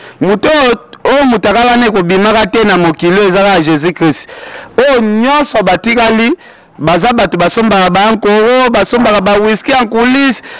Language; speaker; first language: Lingala; native; Lingala